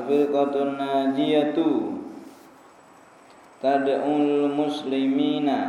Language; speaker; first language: Arabic; non-native, fluent; Indonesian